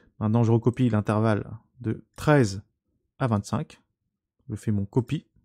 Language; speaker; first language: French; native; French